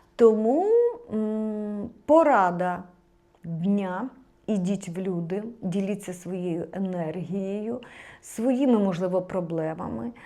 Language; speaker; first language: Ukrainian; non-native, local second language; Russian